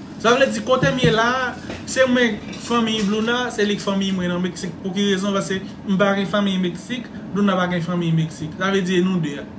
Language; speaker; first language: Haitian Creole; native; Haitian Creole